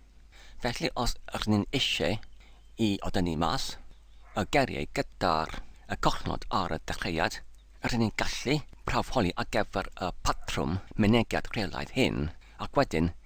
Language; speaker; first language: Welsh; non-native, learner; English